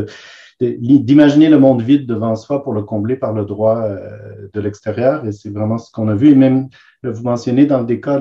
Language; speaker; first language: French; native; French